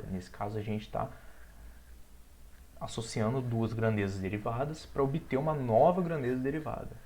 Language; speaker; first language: Portuguese; native; Portuguese